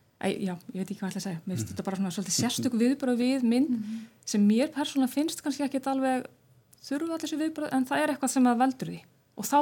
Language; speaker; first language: Icelandic; non-native, fluent; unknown